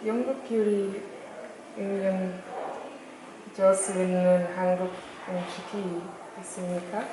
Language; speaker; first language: Korean; non-native, learner; English